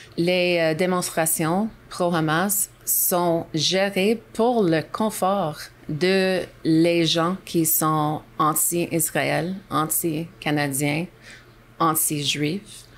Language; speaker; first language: French; non-native, local second language; English